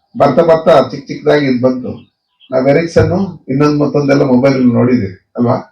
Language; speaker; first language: Kannada; native; Kannada